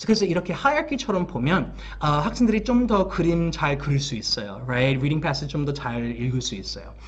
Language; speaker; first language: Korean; early bilingual, heritage; English